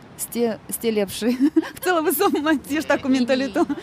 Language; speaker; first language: Slovak; non-native, learner; Russian